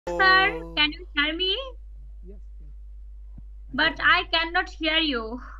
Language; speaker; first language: English; non-native, learner; Bangla